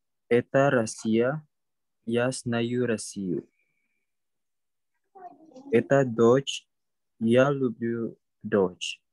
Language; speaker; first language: Russian; non-native, learner; Indonesian